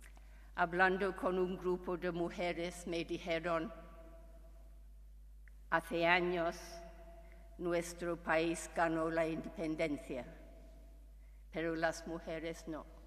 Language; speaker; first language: Spanish; non-native, fluent; English